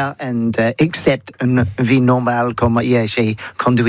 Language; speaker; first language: French; non-native, learner; English